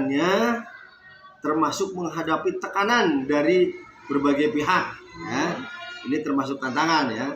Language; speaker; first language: Indonesian; native; Indonesian